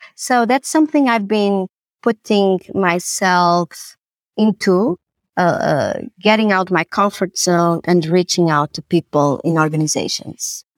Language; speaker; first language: English; non-native, fluent; Portuguese